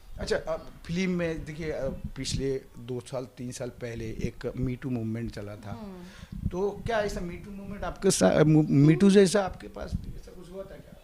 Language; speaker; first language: Hindi; non-native, local second language; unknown